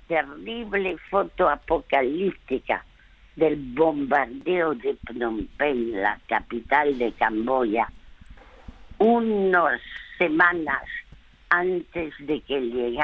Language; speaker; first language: Spanish; early bilingual, other home language; French